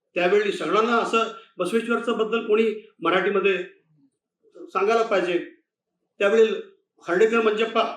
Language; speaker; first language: Marathi; non-native, local second language; Kannada